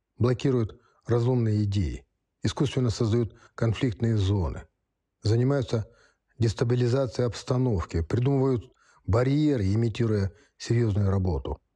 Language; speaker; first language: Russian; non-native, local second language; Kazakh